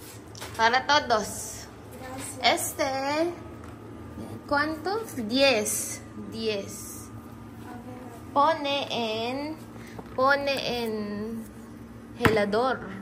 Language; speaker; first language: Spanish; non-native, learner; Filipino